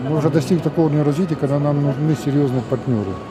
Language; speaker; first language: Russian; native; Russian